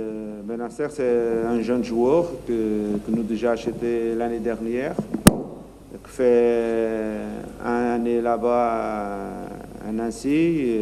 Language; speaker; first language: French; non-native, learner; Portuguese